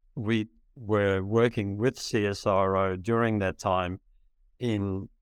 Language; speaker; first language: English; early bilingual, other home language; Dutch